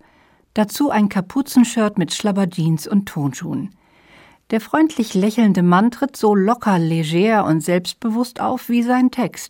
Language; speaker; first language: German; native; German